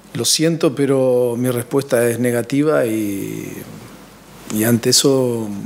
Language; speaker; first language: Spanish; native; Spanish